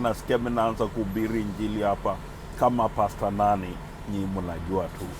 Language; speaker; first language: Swahili; non-native, local second language; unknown